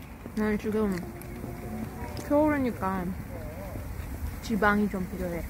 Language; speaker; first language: Korean; non-native, fluent; Russian